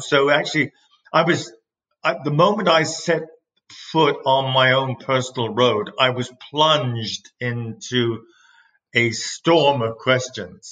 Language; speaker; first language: English; native; English